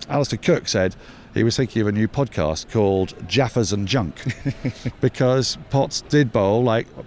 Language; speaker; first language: English; native; English